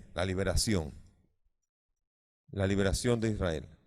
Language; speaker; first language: Spanish; native; Spanish